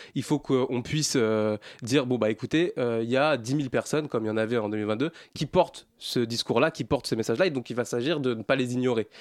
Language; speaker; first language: French; native; French